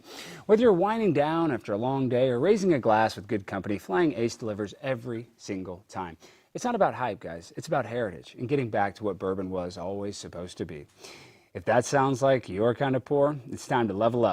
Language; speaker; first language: English; native; English